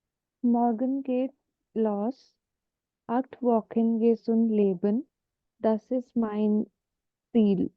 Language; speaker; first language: German; non-native, learner; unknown